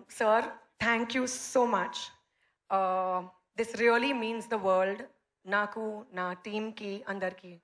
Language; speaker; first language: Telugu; non-native, learner; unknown